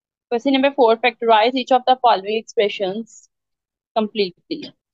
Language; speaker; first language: English; non-native, local second language; Urdu